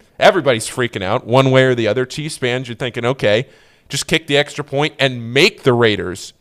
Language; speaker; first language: English; native; English